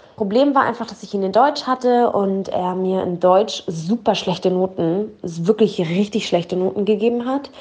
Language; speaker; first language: German; early bilingual, other home language; Arabic